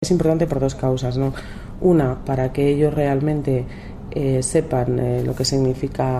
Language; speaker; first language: Spanish; native; Spanish